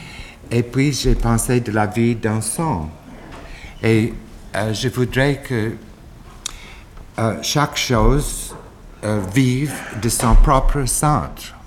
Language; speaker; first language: French; non-native, fluent; English